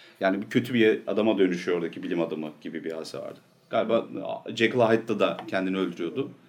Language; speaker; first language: Turkish; native; Turkish